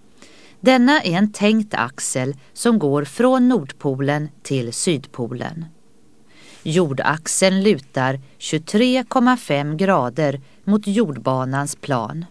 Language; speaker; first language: Swedish; native; Swedish